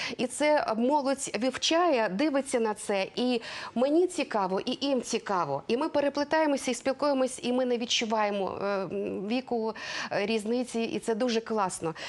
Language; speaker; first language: Ukrainian; non-native, local second language; Russian